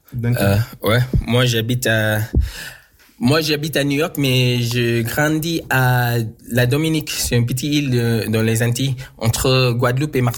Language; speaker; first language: French; non-native, learner; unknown